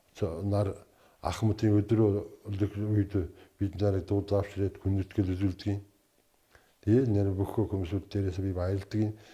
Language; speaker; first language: Mongolian; non-native, local second language; Kazakh